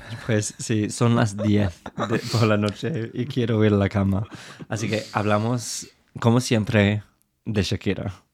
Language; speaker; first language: Spanish; non-native, fluent; English